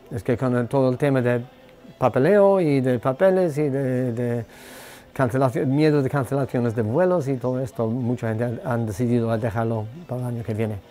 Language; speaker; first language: Spanish; non-native, fluent; English